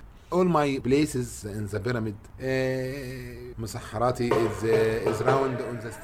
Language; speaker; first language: English; non-native, learner; Arabic